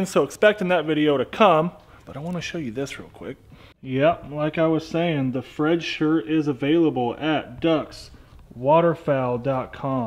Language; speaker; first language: English; native; English